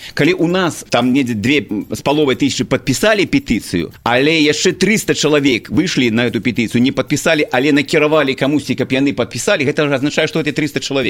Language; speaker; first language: Belarusian; native; Belarusian